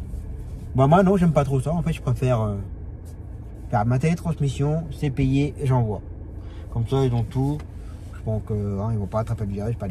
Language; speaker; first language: French; native; French